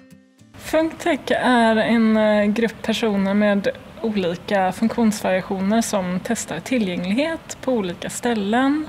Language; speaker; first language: Swedish; native; Swedish